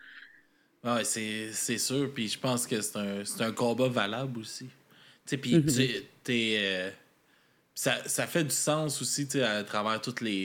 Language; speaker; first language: French; native; French